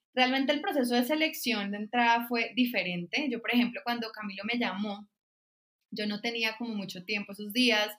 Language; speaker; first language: Spanish; native; Spanish